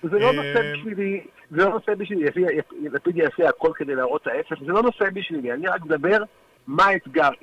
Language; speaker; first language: Hebrew; native; Hebrew